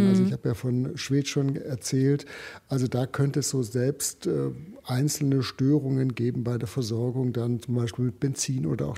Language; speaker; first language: German; native; German